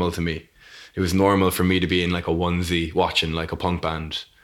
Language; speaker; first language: English; native; English